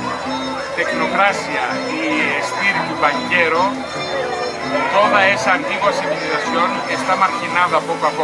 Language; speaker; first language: Spanish; non-native, fluent; Greek